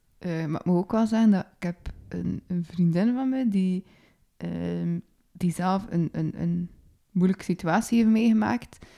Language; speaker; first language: Dutch; native; Dutch